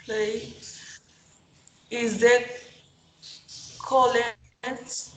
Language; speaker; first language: English; non-native, learner; Spanish